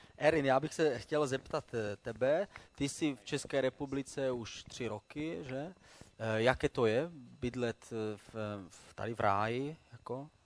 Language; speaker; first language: Czech; native; Czech